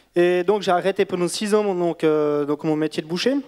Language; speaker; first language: French; native; French